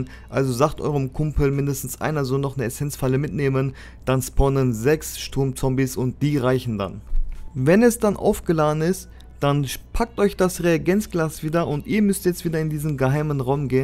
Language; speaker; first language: German; native; German